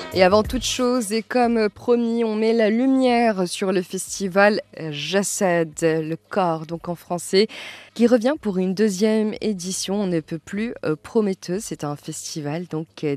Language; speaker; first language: French; non-native, local second language; Arabic